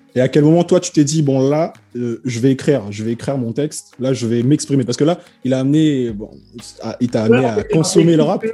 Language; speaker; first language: French; native; French